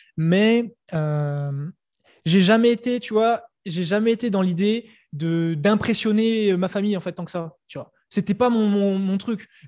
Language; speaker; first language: French; native; French